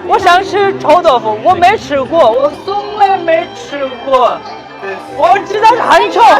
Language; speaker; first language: Chinese; non-native, fluent; Urdu